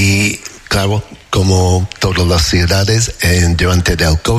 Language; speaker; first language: Spanish; non-native, learner; English